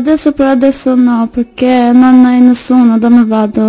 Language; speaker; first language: Italian; non-native, learner; Albanian